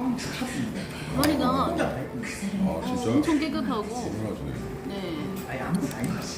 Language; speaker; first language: Korean; non-native, local second language; Chinese